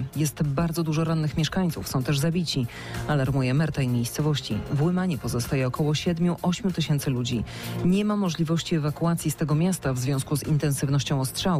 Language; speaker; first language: Polish; native; Polish